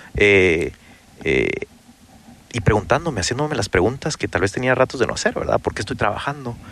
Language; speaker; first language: Spanish; native; Spanish